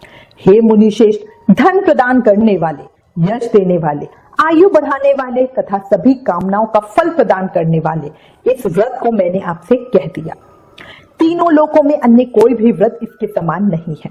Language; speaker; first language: Hindi; native; Hindi